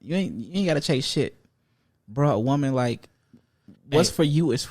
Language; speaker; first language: English; native; English